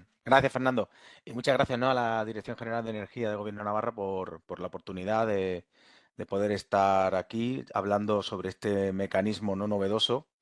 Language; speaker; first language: Spanish; native; Spanish